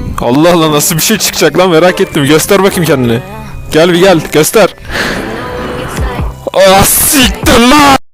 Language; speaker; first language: Turkish; native; Turkish